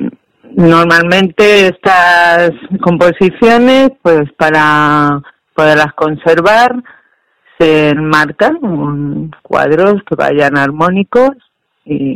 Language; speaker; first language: Spanish; native; Spanish